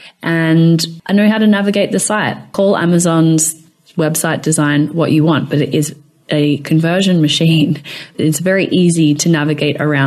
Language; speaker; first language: English; native; English